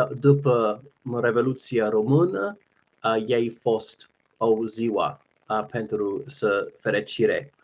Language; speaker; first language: Romanian; non-native, learner; English